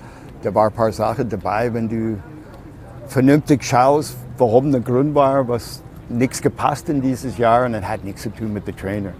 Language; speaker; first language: German; non-native, learner; English